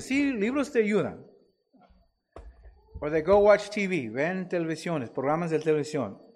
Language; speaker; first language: Spanish; non-native, fluent; English